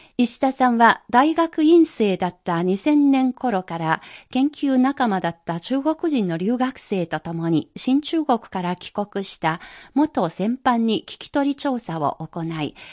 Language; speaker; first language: Japanese; non-native, fluent; Chinese